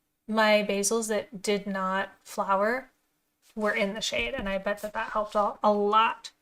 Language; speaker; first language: English; native; English